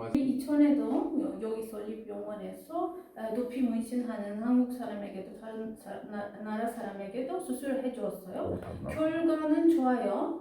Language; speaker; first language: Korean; non-native, fluent; Turkish